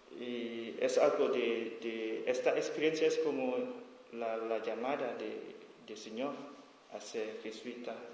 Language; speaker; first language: Spanish; non-native, learner; S'gaw Karen